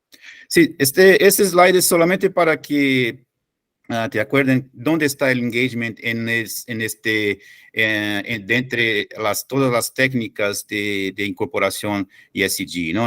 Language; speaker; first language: Spanish; non-native, fluent; Portuguese